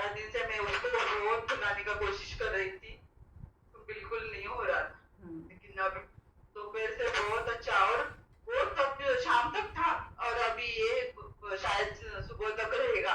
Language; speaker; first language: Hindi; non-native, local second language; Marathi